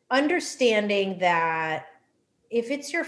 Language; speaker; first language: English; native; English